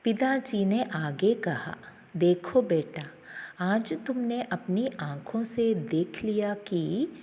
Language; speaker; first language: Hindi; non-native, local second language; Malayalam